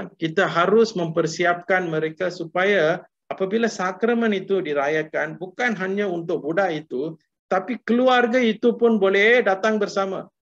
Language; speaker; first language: Malay; non-native, local second language; Tamil